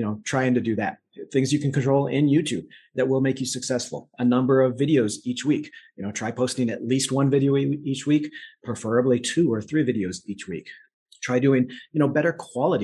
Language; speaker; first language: English; native; English